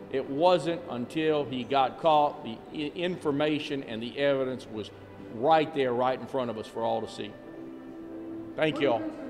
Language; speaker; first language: English; early bilingual, other home language; Spanish